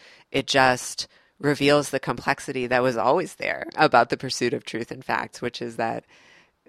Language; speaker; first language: English; native; English